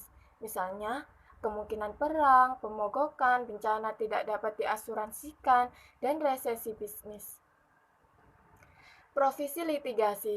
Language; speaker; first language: Indonesian; native; Indonesian